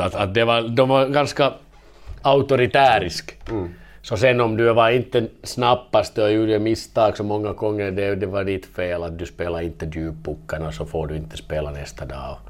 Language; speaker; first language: Swedish; non-native, learner; Finnish